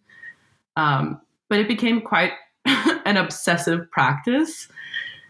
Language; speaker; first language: English; non-native, fluent; Portuguese